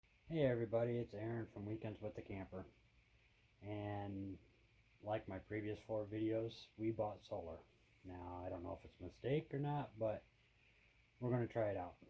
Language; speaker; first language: English; native; English